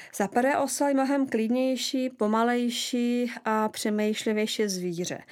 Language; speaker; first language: Czech; non-native, fluent; Russian